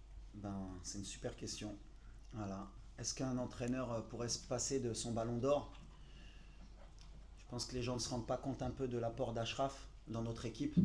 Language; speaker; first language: French; native; French